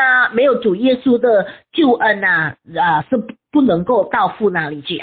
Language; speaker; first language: Chinese; native; Chinese